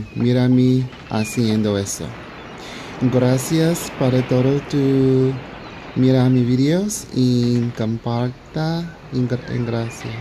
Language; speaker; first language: Spanish; non-native, learner; English